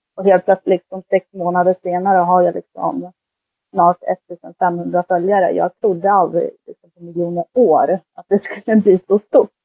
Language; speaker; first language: Swedish; early bilingual, other home language; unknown